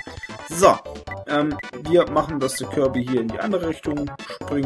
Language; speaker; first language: German; native; German